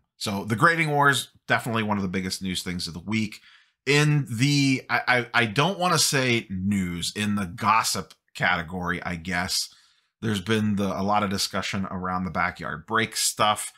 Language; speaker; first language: English; native; English